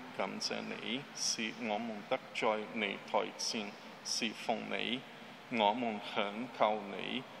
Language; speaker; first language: Chinese; non-native, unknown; Portuguese